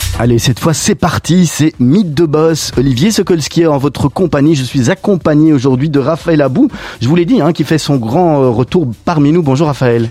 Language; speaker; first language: French; native; French